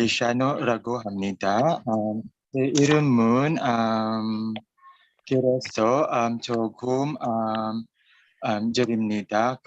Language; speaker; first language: Korean; non-native, learner; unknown